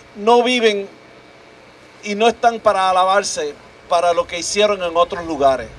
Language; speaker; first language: Spanish; early bilingual, heritage; Spanish